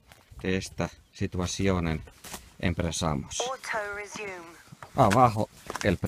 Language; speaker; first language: Spanish; non-native, learner; Finnish